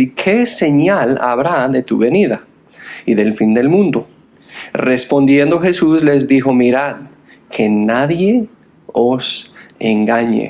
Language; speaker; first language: Spanish; non-native, fluent; English